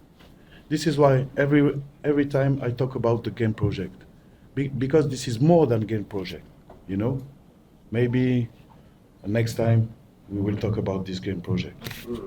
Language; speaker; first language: English; non-native, learner; French